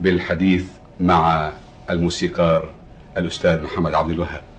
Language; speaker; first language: Arabic; native; Arabic